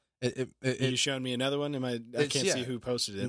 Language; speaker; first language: English; native; English